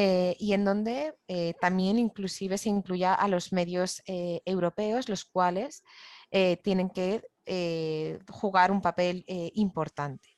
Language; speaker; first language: Spanish; native; Spanish